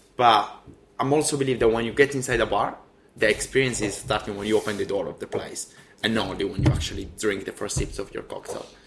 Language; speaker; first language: English; non-native, fluent; Italian